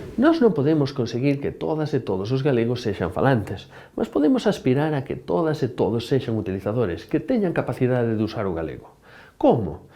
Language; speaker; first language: Galician; native; Galician